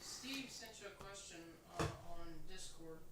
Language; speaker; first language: English; native; English